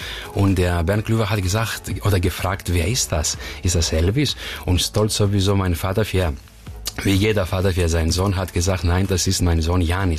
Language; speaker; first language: German; non-native, fluent; Greek